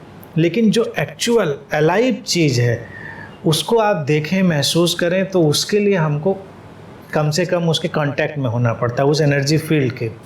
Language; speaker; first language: Hindi; native; Hindi